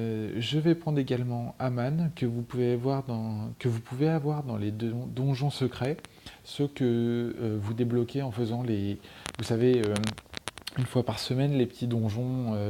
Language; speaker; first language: French; native; French